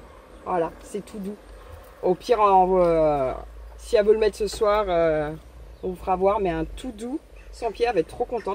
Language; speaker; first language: French; native; French